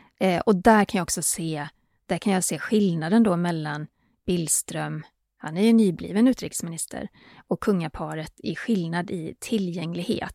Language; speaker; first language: Swedish; native; Swedish